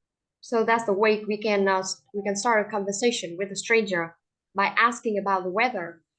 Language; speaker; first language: English; non-native, fluent; Vietnamese